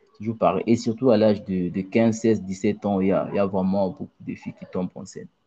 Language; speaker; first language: French; non-native, local second language; Luba-Lulua